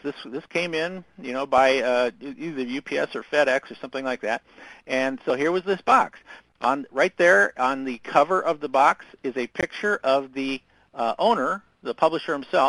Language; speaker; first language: English; native; English